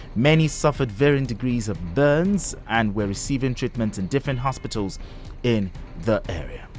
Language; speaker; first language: English; non-native, local second language; Yoruba